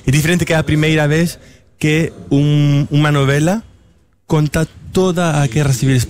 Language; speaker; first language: Portuguese; non-native, learner; Spanish